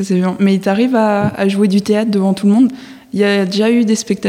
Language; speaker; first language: French; native; French